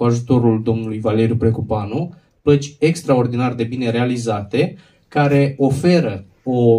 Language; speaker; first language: Romanian; native; Romanian